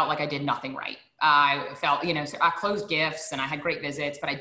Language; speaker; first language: English; native; English